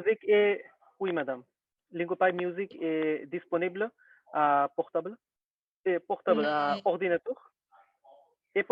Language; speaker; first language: French; non-native, learner; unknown